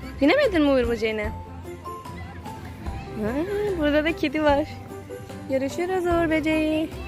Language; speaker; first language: Turkish; native; Turkish